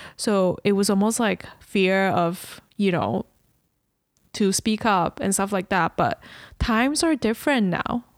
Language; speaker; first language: English; early bilingual, other home language; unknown